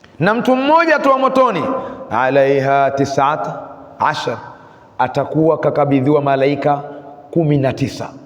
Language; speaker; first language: Swahili; native; Swahili